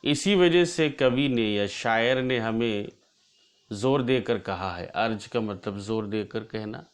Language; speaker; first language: Hindi; non-native, local second language; Assamese